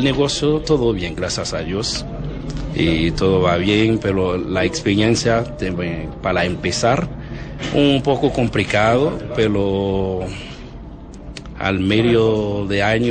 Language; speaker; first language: Spanish; non-native, learner; Haitian Creole